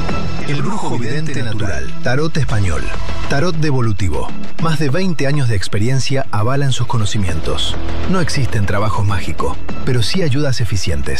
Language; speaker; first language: Spanish; native; Spanish